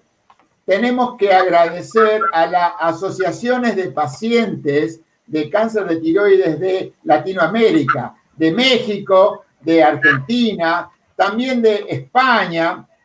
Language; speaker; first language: Spanish; native; Spanish